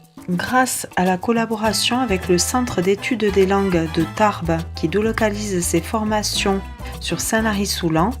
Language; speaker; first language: French; native; French